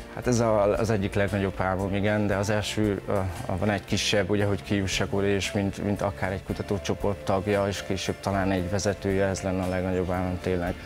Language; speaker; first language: Hungarian; native; Hungarian